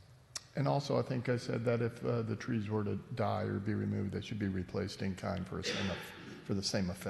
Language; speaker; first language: English; native; English